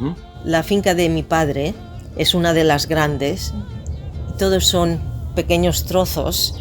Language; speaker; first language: Spanish; non-native, local second language; Catalan